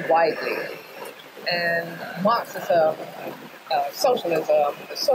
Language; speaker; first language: English; non-native, local second language; Cantonese